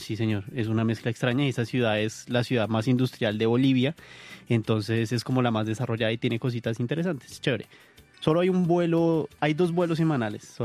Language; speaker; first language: Spanish; native; Spanish